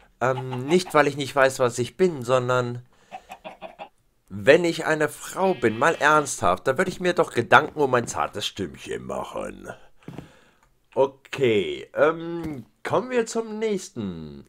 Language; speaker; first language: German; native; German